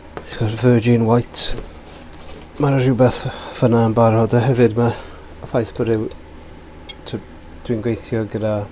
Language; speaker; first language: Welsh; non-native, local second language; English